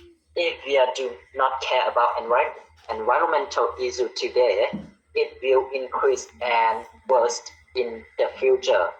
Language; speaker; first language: English; non-native, learner; Khmer